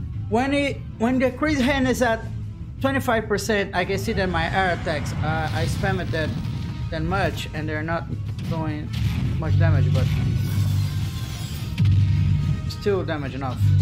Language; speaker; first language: English; non-native, fluent; Portuguese